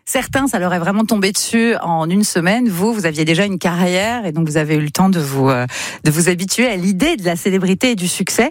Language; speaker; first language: French; native; French